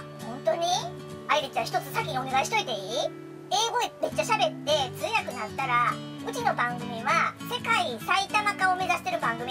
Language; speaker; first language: Japanese; native; Japanese